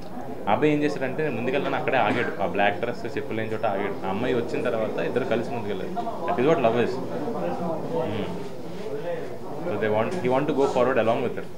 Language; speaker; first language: Telugu; native; Telugu